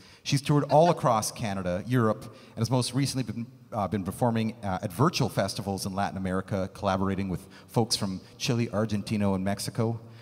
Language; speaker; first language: English; native; English